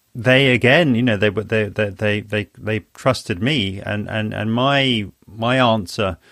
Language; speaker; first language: English; native; English